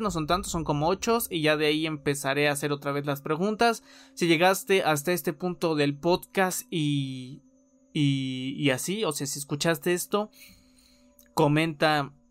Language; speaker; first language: Spanish; native; Spanish